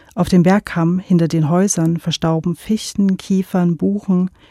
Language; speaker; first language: German; native; German